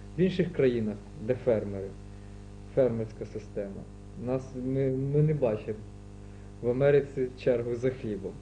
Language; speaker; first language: Ukrainian; native; Ukrainian